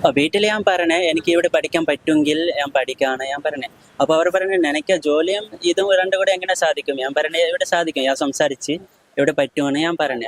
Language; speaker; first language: Malayalam; non-native, local second language; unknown